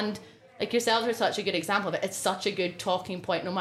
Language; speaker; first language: English; non-native, local second language; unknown